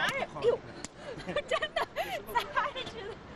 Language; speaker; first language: Chinese; native; Chinese